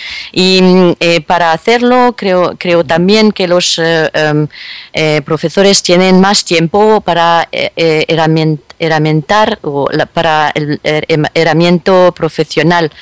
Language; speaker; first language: Spanish; non-native, fluent; French